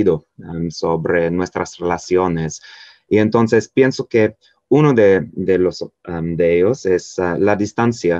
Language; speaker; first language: Spanish; non-native, fluent; English